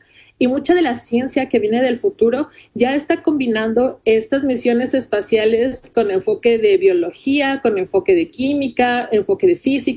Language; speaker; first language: Spanish; native; Spanish